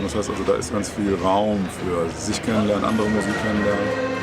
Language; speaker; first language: German; native; German